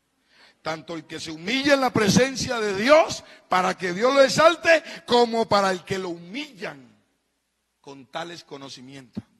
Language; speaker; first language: Spanish; native; Spanish